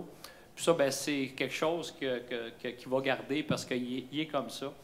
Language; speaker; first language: French; native; French